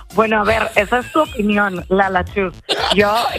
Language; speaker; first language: Spanish; non-native, fluent; German